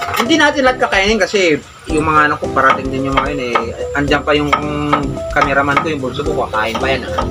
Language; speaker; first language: Filipino; non-native, local second language; Iloko